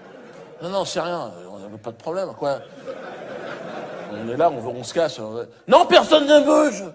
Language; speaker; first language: French; native; French